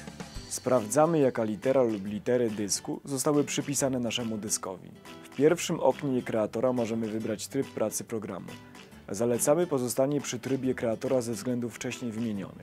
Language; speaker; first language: Polish; native; Polish